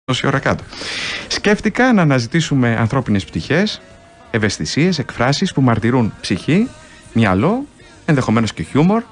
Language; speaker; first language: Greek; native; Greek